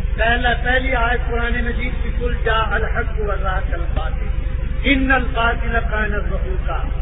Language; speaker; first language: Urdu; non-native, local second language; Punjabi